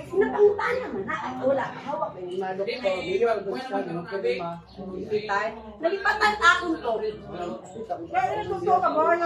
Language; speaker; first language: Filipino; non-native, local second language; Cebuano